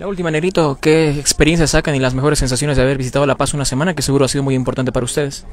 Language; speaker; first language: Spanish; native; Spanish